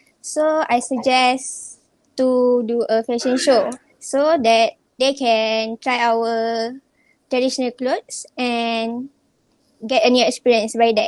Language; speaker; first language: English; non-native, local second language; Malay